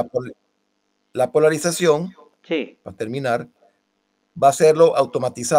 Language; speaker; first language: Spanish; native; Spanish